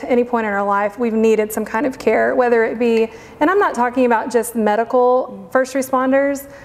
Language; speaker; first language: English; native; English